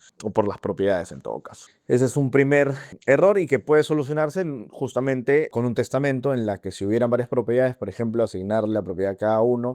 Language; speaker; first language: Spanish; native; Spanish